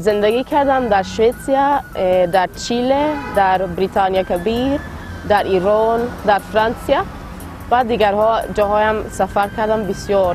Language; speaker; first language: Persian; non-native, learner; Swedish